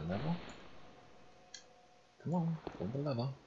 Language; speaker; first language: English; native; English